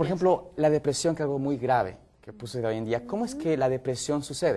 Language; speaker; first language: Spanish; native; Spanish